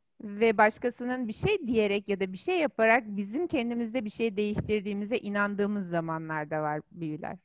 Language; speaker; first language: Turkish; native; Turkish